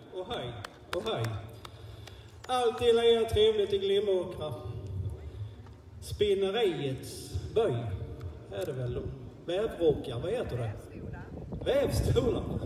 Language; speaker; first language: Swedish; native; Swedish